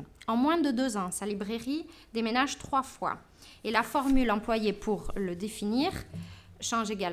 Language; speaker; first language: French; non-native, fluent; Portuguese